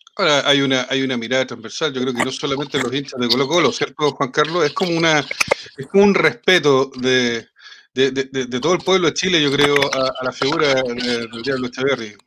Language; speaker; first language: Spanish; native; Spanish